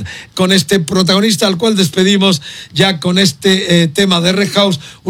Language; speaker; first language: Spanish; native; Spanish